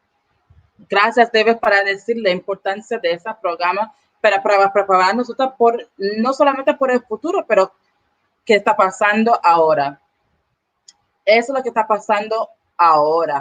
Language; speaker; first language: Spanish; non-native, learner; English